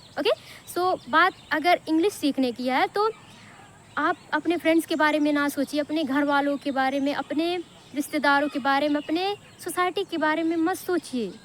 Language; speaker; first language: Hindi; non-native, local second language; Bhojpuri